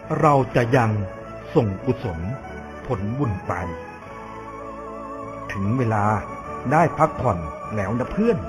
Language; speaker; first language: Thai; native; Thai